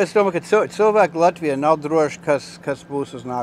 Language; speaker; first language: Latvian; early bilingual, heritage; English